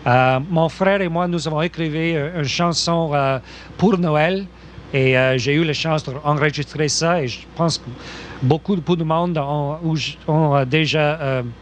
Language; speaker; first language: French; non-native, local second language; English